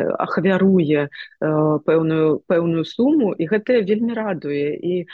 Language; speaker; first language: Belarusian; non-native, local second language; Russian